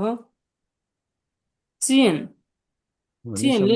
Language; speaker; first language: Chinese; non-native, fluent; Bangla